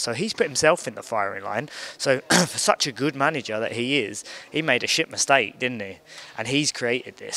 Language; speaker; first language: English; native; English